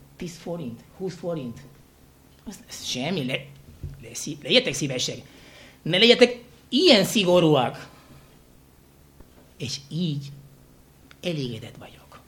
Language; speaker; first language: Hungarian; non-native, fluent; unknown